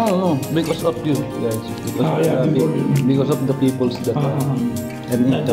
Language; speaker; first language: English; non-native, learner; Filipino